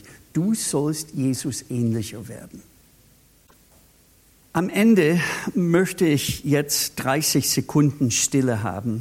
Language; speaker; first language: German; non-native, fluent; English